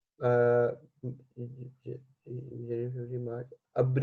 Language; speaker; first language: English; non-native, learner; Hindi